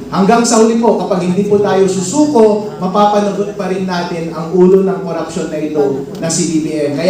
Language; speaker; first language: Filipino; non-native, local second language; Iloko